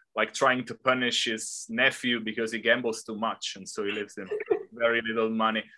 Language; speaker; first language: English; non-native, fluent; Italian